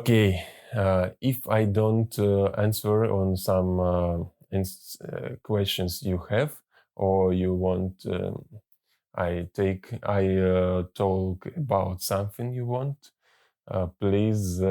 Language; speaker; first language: English; non-native, learner; Russian